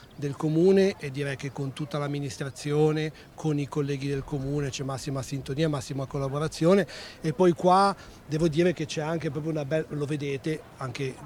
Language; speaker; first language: Italian; native; Italian